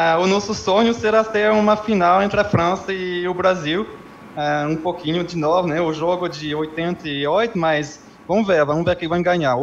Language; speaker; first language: Portuguese; non-native, fluent; French